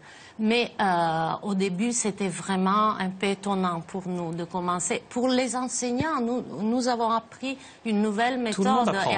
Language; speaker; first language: French; non-native, fluent; Italian